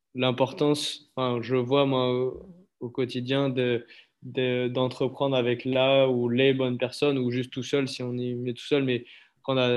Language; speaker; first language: French; native; French